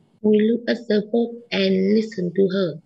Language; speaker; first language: English; non-native, learner; Vietnamese